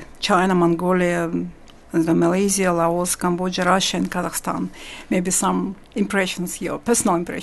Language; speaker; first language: English; non-native, learner; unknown